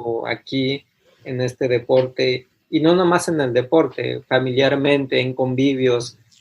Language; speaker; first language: Spanish; native; Spanish